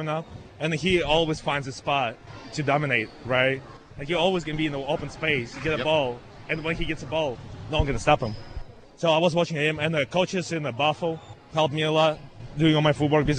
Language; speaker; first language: English; non-native, fluent; Russian